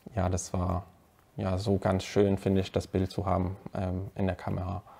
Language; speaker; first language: German; native; German